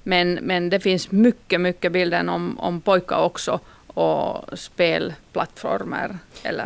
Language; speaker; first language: Swedish; non-native, local second language; Finnish